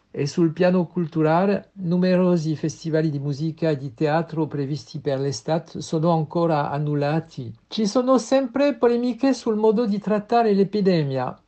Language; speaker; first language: Italian; non-native, fluent; French